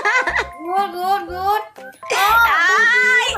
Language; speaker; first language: English; non-native, learner; Indonesian